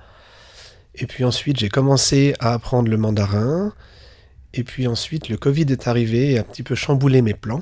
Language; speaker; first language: French; native; French